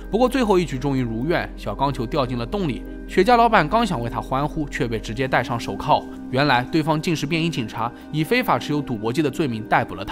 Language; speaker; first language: Chinese; native; Chinese